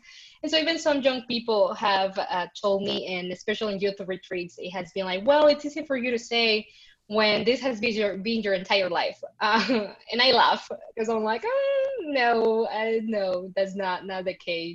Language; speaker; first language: English; non-native, fluent; Spanish